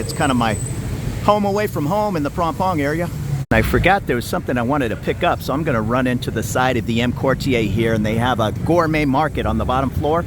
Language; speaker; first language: English; native; English